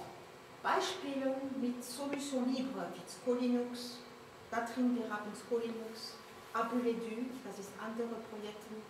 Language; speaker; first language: German; non-native, learner; French